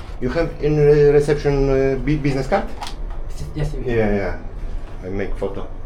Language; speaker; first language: English; non-native, learner; Polish